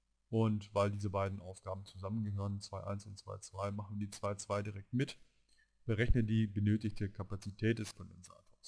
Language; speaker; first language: German; native; German